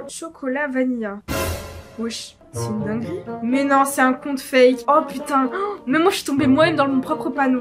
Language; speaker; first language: French; native; French